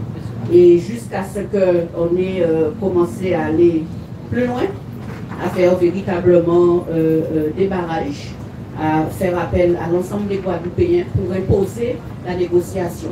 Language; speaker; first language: French; native; French